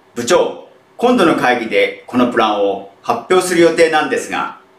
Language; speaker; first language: Japanese; native; Japanese